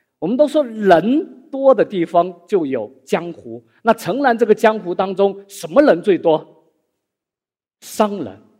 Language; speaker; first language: Chinese; native; Chinese